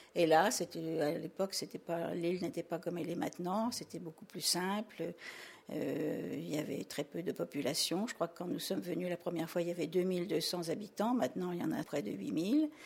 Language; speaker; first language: French; native; French